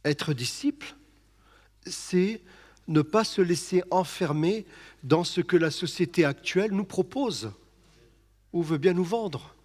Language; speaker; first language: French; native; French